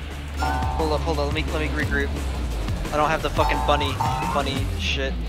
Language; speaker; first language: English; native; English